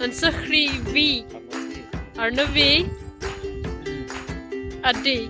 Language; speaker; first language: Welsh; non-native, learner; Malay